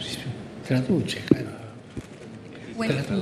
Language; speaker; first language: Italian; non-native, fluent; Spanish